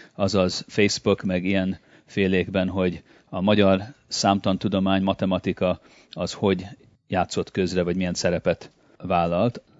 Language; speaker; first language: Hungarian; early bilingual, heritage; Hungarian